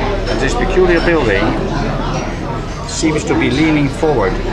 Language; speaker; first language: English; non-native, fluent; Dutch